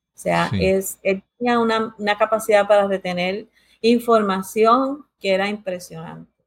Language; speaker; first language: Spanish; early bilingual, heritage; Spanish